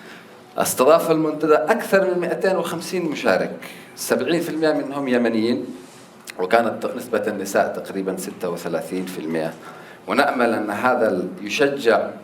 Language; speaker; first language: Arabic; native; Arabic